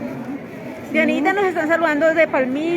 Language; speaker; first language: Spanish; native; Spanish